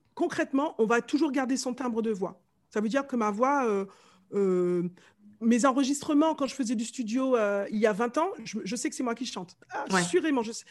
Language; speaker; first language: French; native; French